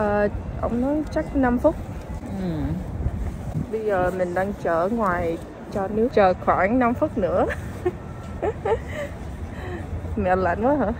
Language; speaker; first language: Vietnamese; early bilingual, heritage; Vietnamese